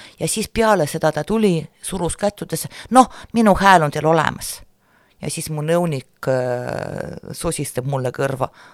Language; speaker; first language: Estonian; non-native, local second language; Russian